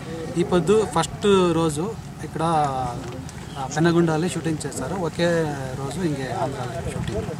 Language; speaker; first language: Telugu; non-native, learner; Kannada